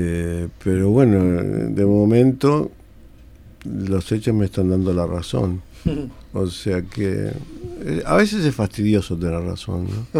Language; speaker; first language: Spanish; native; Spanish